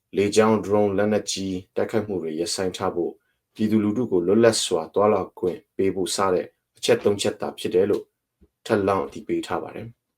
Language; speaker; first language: Burmese; non-native, local second language; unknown